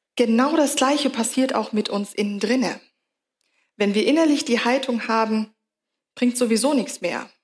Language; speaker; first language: German; native; German